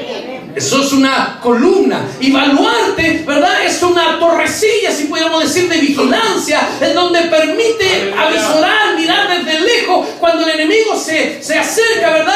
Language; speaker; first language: Spanish; native; Spanish